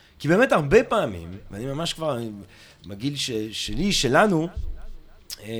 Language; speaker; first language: Hebrew; non-native, fluent; English